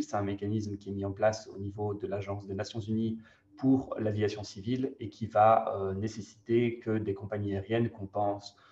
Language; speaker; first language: French; native; French